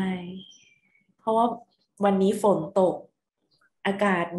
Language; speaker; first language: Thai; native; Thai